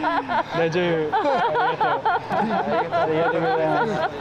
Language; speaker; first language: Japanese; non-native, learner; French